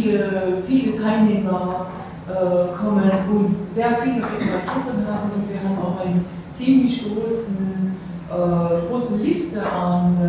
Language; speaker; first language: German; non-native, local second language; Luxembourgish